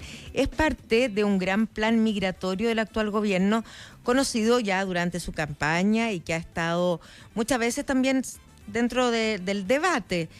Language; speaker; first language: Spanish; native; Spanish